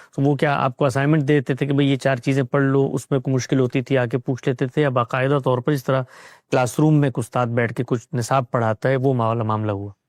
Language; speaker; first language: Urdu; native; Urdu